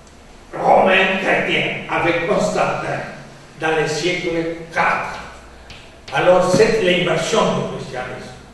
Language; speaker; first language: French; non-native, fluent; Spanish